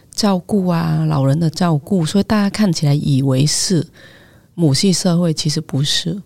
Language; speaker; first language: Chinese; non-native, fluent; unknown